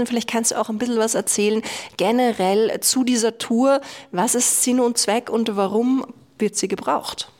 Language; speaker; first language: German; native; German